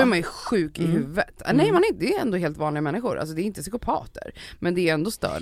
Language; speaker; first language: Swedish; native; Swedish